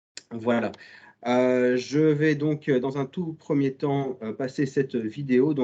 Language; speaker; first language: French; native; French